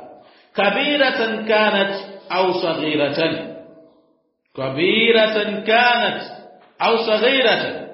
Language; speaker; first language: Arabic; non-native, fluent; Swahili